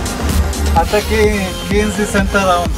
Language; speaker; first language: Spanish; non-native, learner; Malayalam